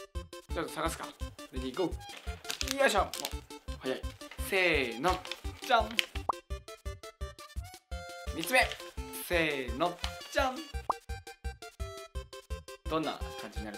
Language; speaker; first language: Japanese; native; Japanese